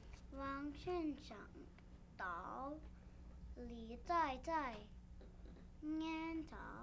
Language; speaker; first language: Chinese; non-native, learner; English